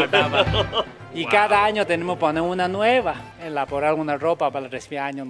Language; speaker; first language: Spanish; non-native, learner; Chinese